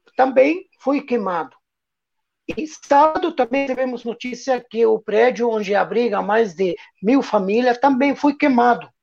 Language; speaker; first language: Portuguese; non-native, fluent; Arabic